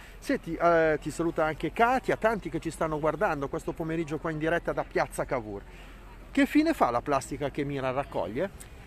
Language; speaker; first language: Italian; native; Italian